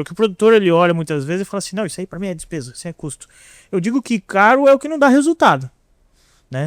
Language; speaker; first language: Portuguese; native; Portuguese